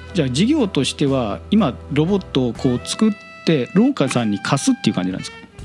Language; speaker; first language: Japanese; native; Japanese